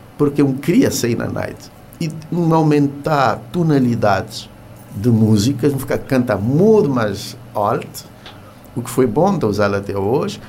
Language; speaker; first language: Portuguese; non-native, local second language; Kabuverdianu